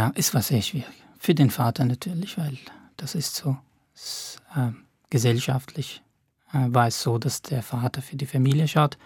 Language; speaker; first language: German; non-native, fluent; Arabic